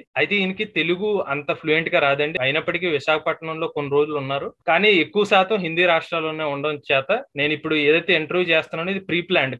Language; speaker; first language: Telugu; native; Telugu